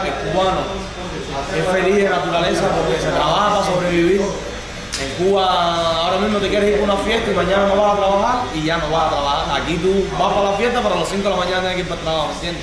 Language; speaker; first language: Spanish; native; Spanish